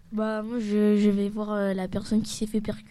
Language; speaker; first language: French; native; French